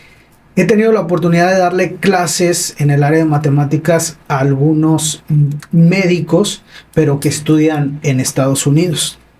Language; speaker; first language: Spanish; native; Spanish